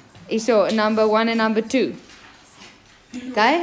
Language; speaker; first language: English; non-native, local second language; Afrikaans